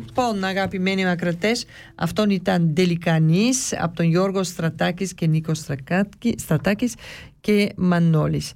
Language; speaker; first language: Greek; early bilingual, heritage; Greek